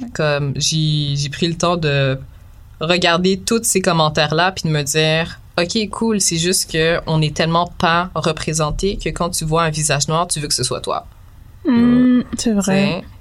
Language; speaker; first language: French; native; French